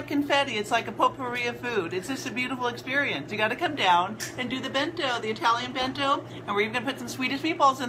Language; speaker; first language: English; native; English